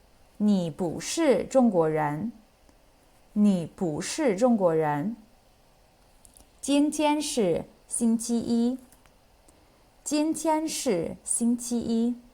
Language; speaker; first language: Chinese; non-native, fluent; English